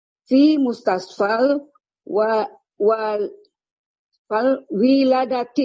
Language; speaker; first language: Arabic; non-native, learner; Indonesian